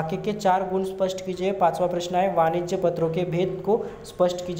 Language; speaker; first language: Hindi; non-native, local second language; Marathi